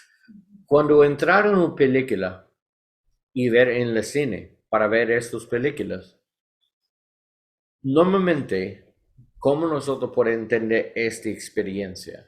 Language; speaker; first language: Spanish; non-native, learner; English